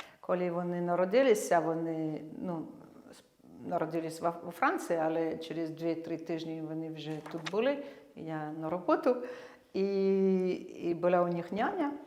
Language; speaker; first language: Ukrainian; non-native, fluent; French